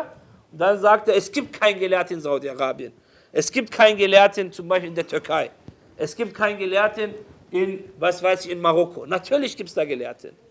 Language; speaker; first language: German; non-native, fluent; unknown